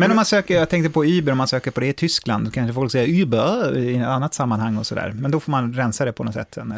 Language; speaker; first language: Swedish; native; Swedish